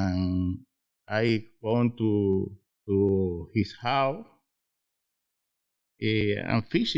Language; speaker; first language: English; non-native, learner; Spanish